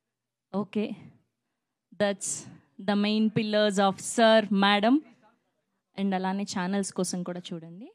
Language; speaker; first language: Telugu; native; Telugu